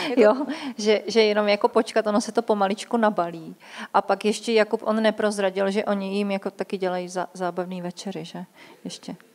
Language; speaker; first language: Czech; native; Czech